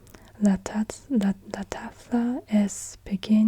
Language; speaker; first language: Spanish; non-native, learner; German